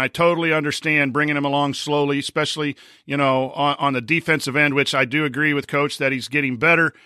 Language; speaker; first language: English; native; English